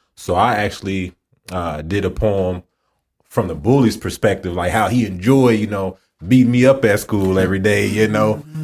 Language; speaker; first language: English; native; English